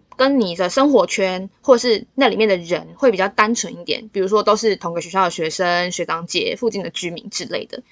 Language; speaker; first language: Chinese; native; Chinese